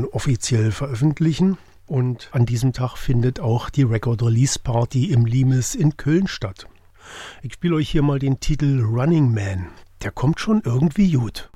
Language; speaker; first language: German; native; German